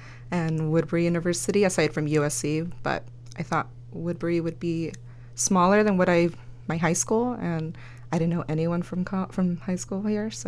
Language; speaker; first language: English; early bilingual, other home language; Spanish